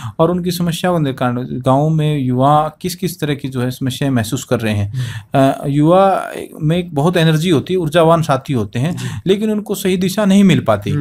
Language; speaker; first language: Hindi; native; Hindi